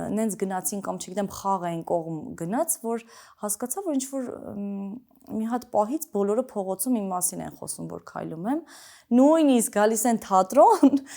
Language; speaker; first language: Armenian; early bilingual, other home language; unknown